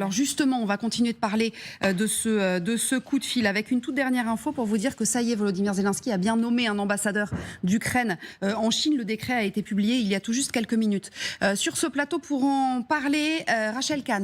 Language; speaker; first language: French; native; French